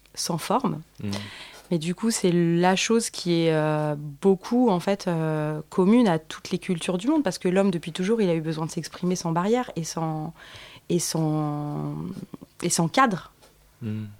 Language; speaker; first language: French; native; French